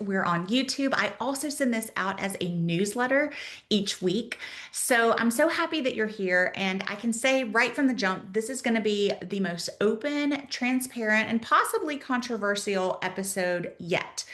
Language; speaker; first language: English; native; English